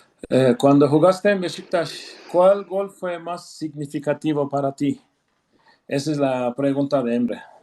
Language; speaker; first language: Spanish; non-native, fluent; Turkish